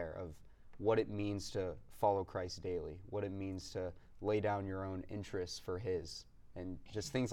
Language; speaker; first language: English; native; English